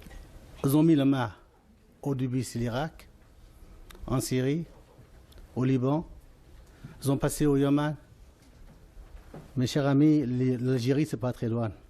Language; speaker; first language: French; non-native, fluent; Arabic